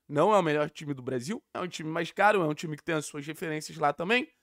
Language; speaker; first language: Portuguese; native; Portuguese